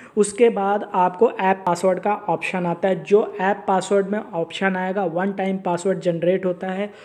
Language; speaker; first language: Hindi; native; Hindi